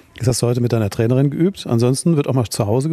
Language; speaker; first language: German; native; German